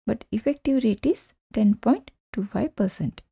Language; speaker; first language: English; non-native, local second language; Kannada